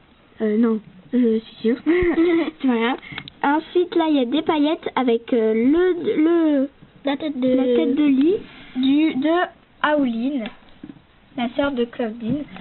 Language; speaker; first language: French; native; French